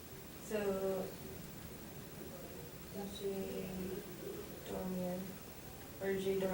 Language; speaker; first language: French; non-native, learner; English